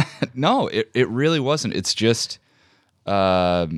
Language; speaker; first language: English; native; English